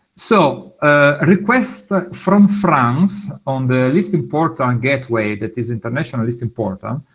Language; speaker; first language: English; non-native, fluent; Italian